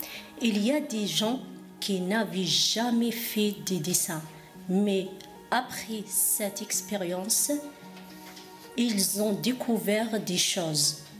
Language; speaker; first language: French; non-native, fluent; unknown